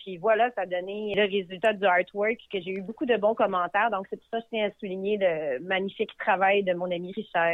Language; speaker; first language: French; native; French